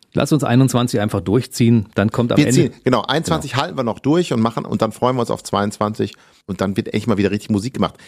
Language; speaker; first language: German; native; German